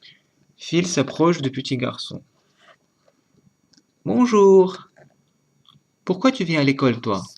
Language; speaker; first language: French; non-native, learner; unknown